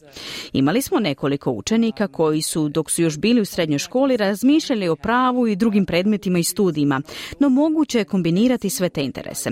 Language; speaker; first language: Serbian; native; Serbian